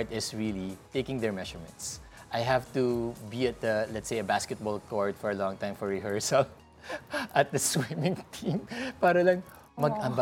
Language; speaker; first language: English; non-native, local second language; Filipino